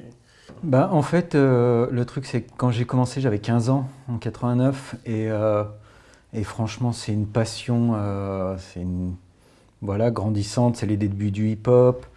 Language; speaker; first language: French; native; French